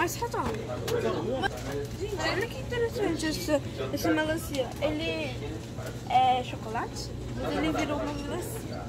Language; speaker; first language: Portuguese; early bilingual, heritage; Portuguese